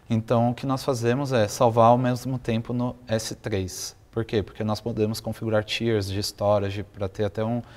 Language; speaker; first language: Portuguese; native; Portuguese